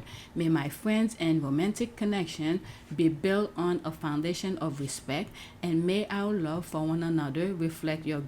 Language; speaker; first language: English; native; English